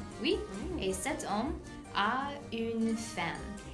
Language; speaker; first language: French; non-native, learner; English